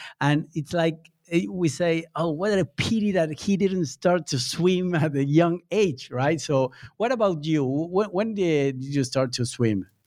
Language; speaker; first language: English; non-native, fluent; Spanish